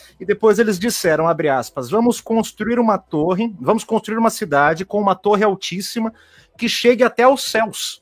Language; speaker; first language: Portuguese; native; Portuguese